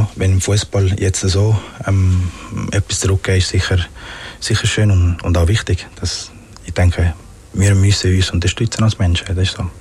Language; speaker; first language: German; non-native, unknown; Spanish